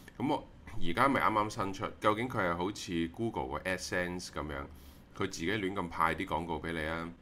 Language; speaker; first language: Cantonese; native; Cantonese